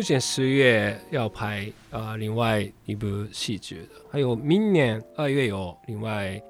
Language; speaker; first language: Chinese; non-native, fluent; Japanese